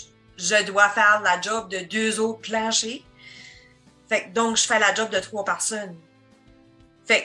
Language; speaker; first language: French; native; French